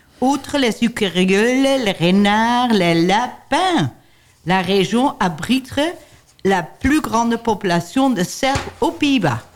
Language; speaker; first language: French; non-native, learner; Dutch